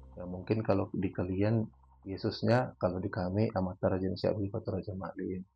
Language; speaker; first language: Indonesian; native; Indonesian